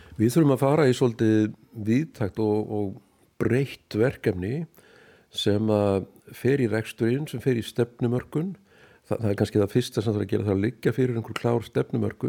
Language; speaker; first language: Icelandic; native; Icelandic